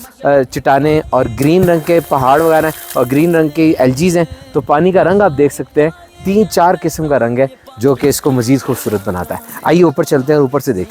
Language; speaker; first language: Urdu; native; Urdu